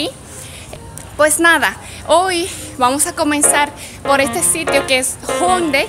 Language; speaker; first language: Spanish; non-native, fluent; Korean